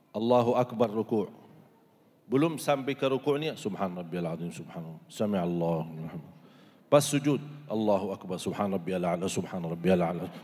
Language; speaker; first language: Malay; non-native, fluent; Arabic